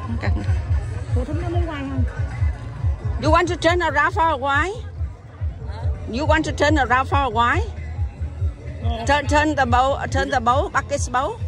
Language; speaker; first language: English; non-native, learner; Vietnamese